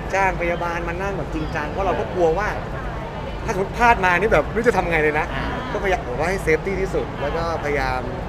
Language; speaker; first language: Thai; native; Thai